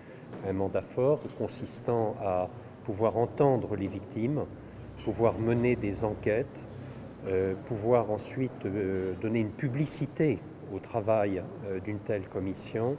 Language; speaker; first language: French; native; French